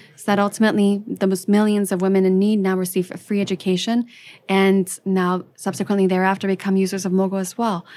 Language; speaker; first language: English; early bilingual, other home language; French